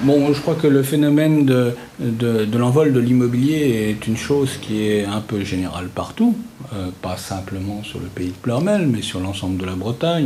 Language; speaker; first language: French; native; French